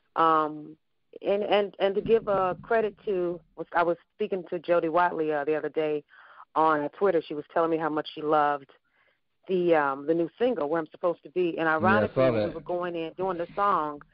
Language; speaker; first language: English; native; English